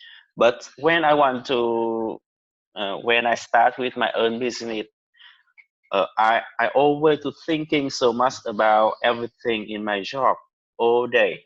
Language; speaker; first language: English; non-native, learner; Vietnamese